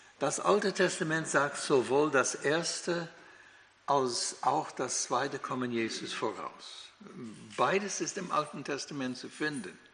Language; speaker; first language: German; non-native, fluent; English